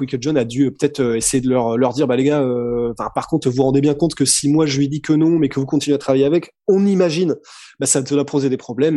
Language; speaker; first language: French; native; French